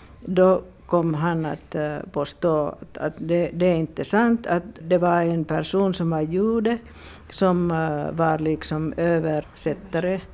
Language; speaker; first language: Swedish; non-native, local second language; Finnish